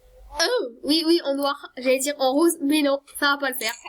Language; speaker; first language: French; native; French